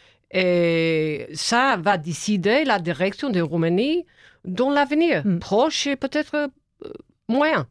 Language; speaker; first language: French; non-native, fluent; English